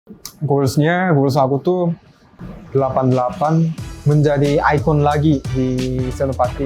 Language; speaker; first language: Indonesian; early bilingual, other home language; Korean